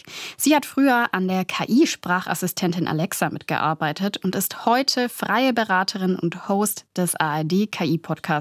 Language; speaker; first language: German; native; German